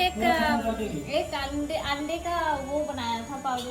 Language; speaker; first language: Hindi; non-native, local second language; Bangla